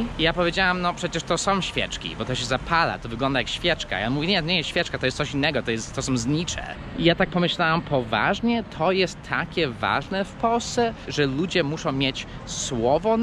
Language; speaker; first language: Polish; early bilingual, heritage; Polish